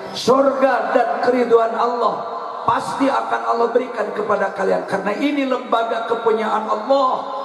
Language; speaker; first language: Indonesian; non-native, local second language; Sundanese